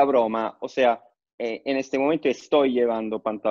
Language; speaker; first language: Spanish; non-native, fluent; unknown